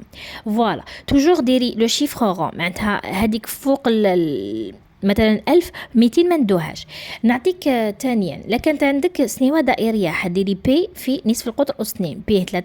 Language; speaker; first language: Arabic; native; Arabic